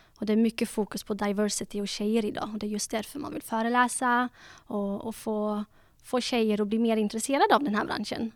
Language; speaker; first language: Swedish; early bilingual, other home language; Dutch